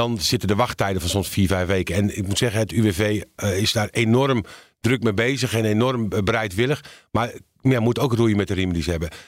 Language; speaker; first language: Dutch; native; Dutch